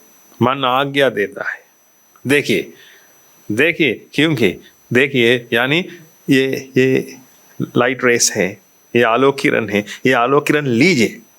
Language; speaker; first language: Hindi; non-native, fluent; Sinhala